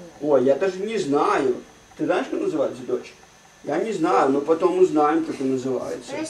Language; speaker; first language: Russian; native; Russian